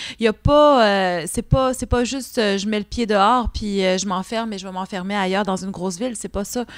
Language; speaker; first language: French; non-native, local second language; Innu-aimun